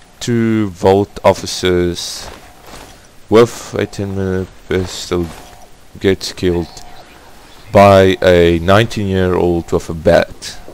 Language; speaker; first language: English; non-native, fluent; Afrikaans